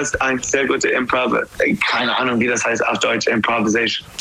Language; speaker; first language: German; non-native, learner; English